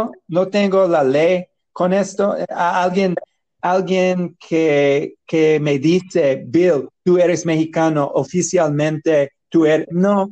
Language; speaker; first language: Spanish; non-native, learner; English